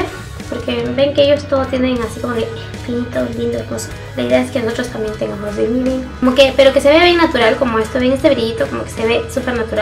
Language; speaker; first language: Spanish; native; Spanish